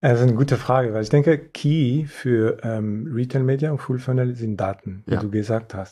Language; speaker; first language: German; non-native, fluent; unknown